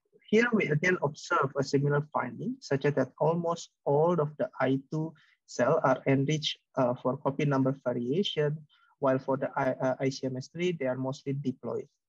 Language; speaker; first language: English; non-native, fluent; Indonesian